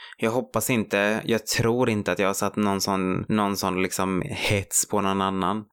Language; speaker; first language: Swedish; early bilingual, other home language; Spanish